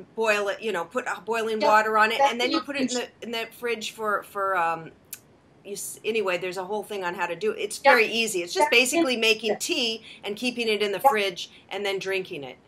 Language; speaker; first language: English; native; English